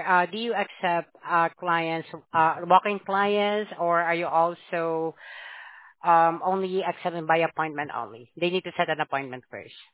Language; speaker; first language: English; non-native, fluent; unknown